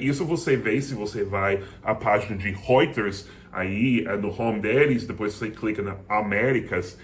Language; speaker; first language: Portuguese; non-native, fluent; English